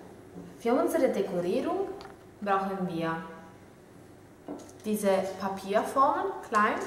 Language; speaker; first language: German; non-native, learner; Italian